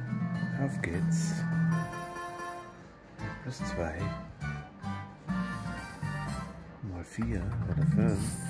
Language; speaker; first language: German; native; German